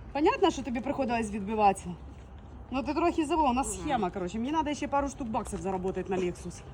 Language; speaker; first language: Ukrainian; native; Ukrainian